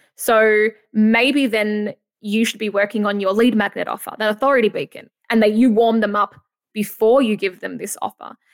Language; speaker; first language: English; native; English